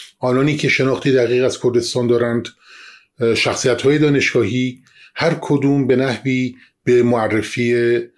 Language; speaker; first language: Persian; non-native, local second language; Kurdish